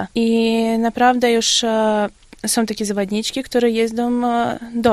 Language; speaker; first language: Polish; non-native, fluent; Russian